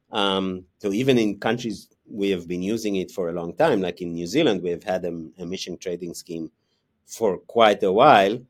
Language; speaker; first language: English; non-native, fluent; Hebrew